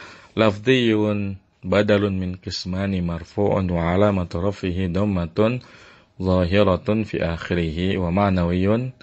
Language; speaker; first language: Arabic; non-native, fluent; Indonesian